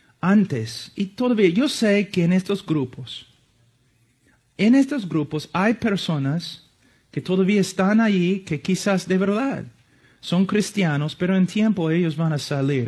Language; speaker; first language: Spanish; non-native, fluent; English